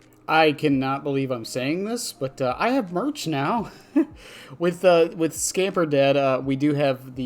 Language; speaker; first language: English; native; English